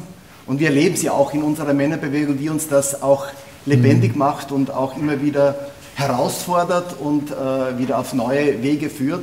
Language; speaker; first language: German; native; German